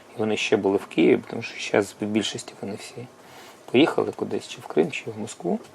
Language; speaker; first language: Ukrainian; non-native, local second language; Russian